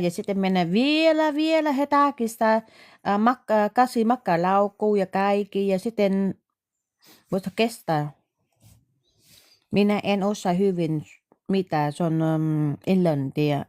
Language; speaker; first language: Finnish; non-native, learner; Vietnamese